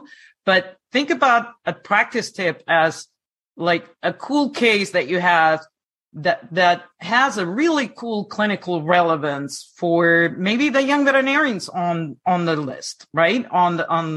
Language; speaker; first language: English; non-native, fluent; Spanish